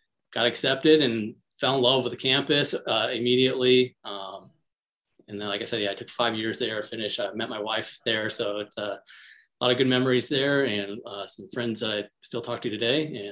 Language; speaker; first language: English; native; English